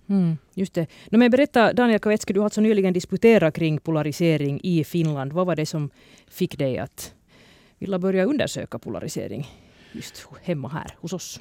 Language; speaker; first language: Swedish; native; Swedish